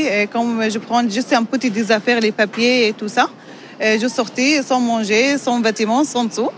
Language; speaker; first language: French; non-native, learner; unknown